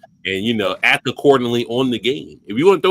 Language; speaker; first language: English; native; English